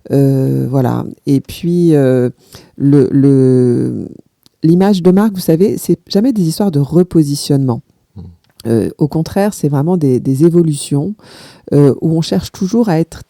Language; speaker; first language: French; native; French